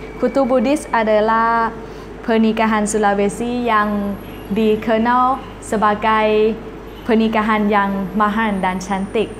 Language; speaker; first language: Indonesian; non-native, learner; Thai